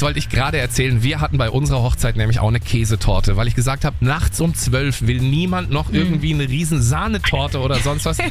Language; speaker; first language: German; native; German